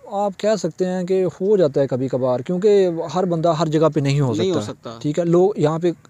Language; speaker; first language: Urdu; native; Urdu